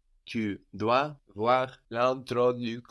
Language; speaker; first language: French; non-native, fluent; English